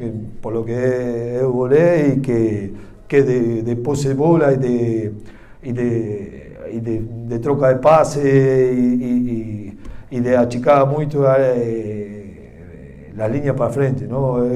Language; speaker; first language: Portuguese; non-native, learner; Spanish